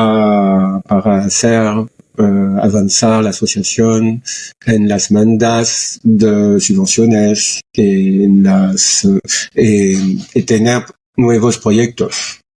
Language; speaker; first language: Spanish; non-native, learner; French